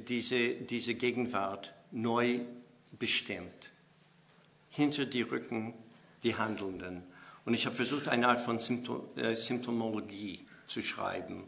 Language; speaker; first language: German; non-native, fluent; English